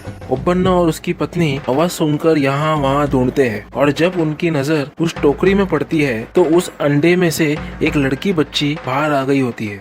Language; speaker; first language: Hindi; non-native, local second language; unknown